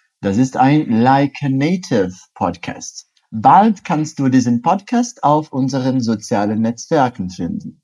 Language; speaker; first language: German; non-native, fluent; Portuguese